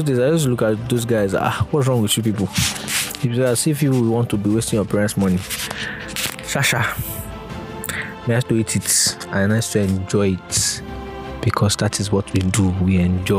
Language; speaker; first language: English; non-native, local second language; Yoruba